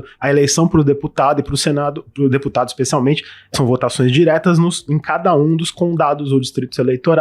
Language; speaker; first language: Portuguese; native; Portuguese